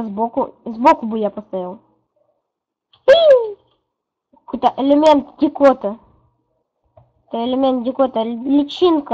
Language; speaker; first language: Russian; native; Russian